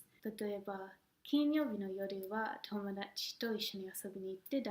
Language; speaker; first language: Japanese; non-native, fluent; English